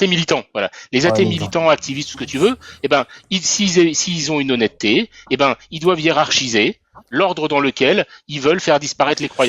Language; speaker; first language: French; native; French